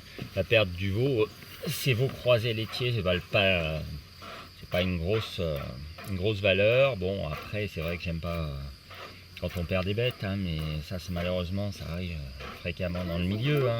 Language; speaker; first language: French; native; French